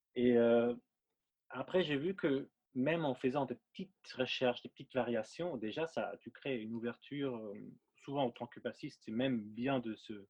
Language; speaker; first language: French; non-native, fluent; German